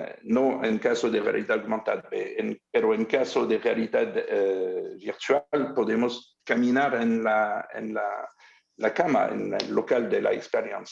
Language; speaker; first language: Spanish; non-native, learner; French